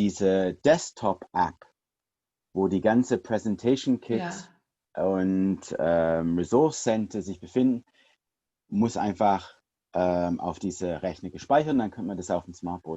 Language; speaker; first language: German; non-native, fluent; English